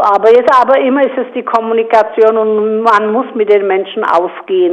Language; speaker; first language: German; non-native, fluent; Czech